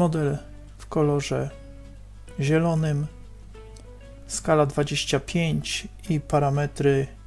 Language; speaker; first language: Polish; native; Polish